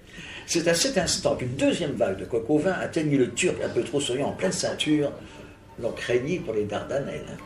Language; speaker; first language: French; native; French